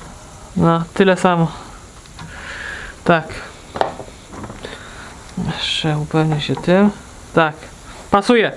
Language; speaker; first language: Polish; native; Polish